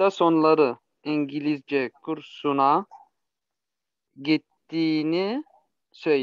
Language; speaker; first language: Turkish; non-native, learner; Arabic